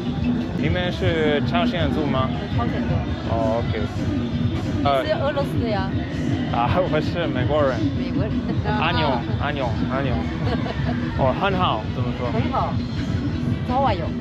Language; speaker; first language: Chinese; non-native, learner; English